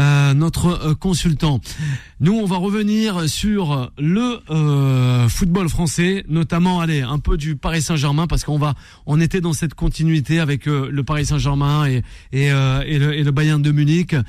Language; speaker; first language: French; native; French